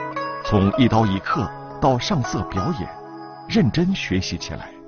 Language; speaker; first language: Chinese; native; Chinese